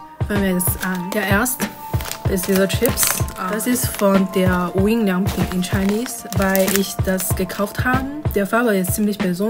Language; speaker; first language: German; non-native, learner; Chinese